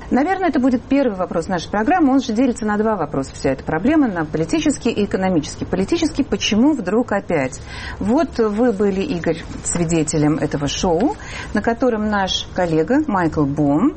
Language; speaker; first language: Russian; native; Russian